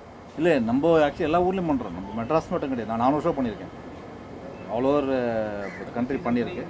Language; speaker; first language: Tamil; native; Tamil